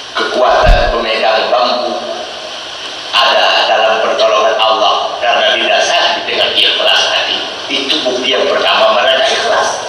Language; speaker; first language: Malay; non-native, local second language; Achinese